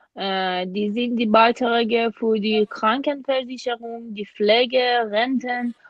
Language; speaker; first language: German; non-native, fluent; Persian